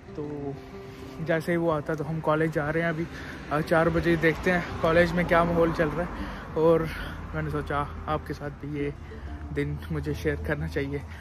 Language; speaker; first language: Hindi; non-native, local second language; Dogri